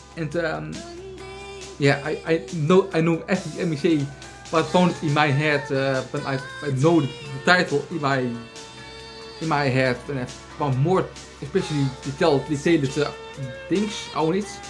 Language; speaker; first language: English; non-native, learner; Dutch